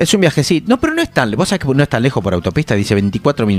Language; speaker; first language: Spanish; native; Spanish